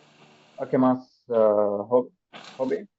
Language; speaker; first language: Slovak; non-native, learner; Arabic